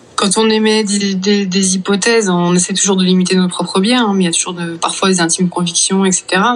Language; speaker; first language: French; native; French